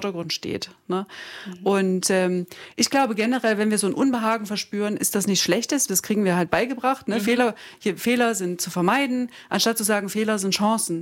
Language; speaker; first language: German; native; German